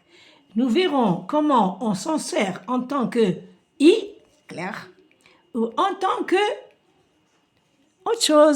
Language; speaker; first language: French; non-native, local second language; Arabic